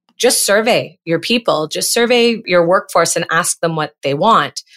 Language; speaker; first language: English; native; English